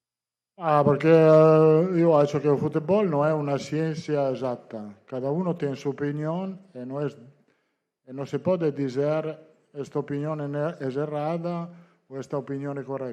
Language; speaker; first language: Portuguese; non-native, learner; Italian